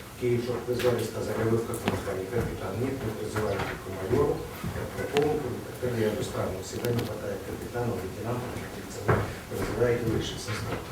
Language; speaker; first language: Russian; native; Russian